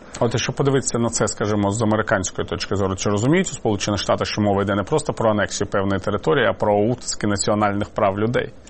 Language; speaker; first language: Ukrainian; native; Ukrainian